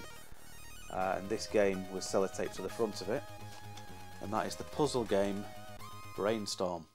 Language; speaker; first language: English; native; English